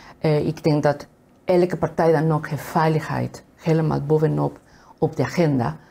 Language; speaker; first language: Dutch; non-native, fluent; Spanish